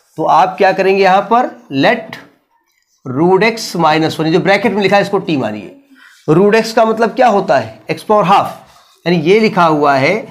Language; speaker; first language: Hindi; native; Hindi